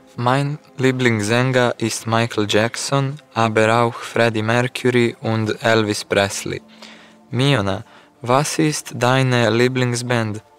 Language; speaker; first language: German; non-native, learner; Serbian